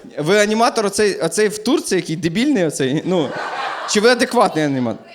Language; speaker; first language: Ukrainian; native; Ukrainian